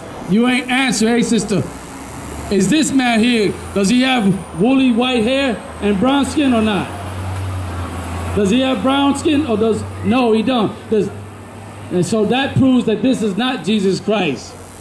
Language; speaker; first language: English; native; English